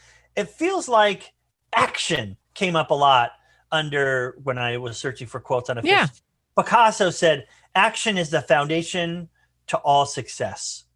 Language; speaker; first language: English; native; English